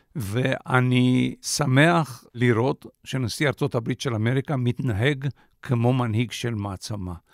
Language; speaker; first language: Hebrew; non-native, fluent; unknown